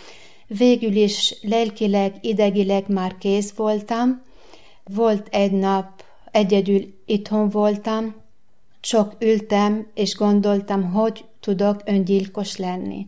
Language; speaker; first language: Hungarian; non-native, learner; Arabic